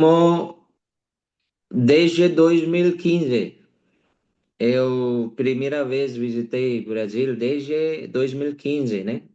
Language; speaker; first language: Portuguese; non-native, learner; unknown